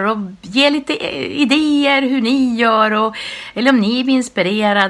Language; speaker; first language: Swedish; native; Swedish